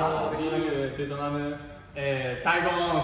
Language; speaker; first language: Vietnamese; non-native, learner; Japanese